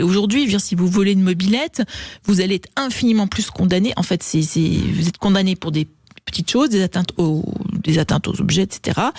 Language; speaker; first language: French; native; French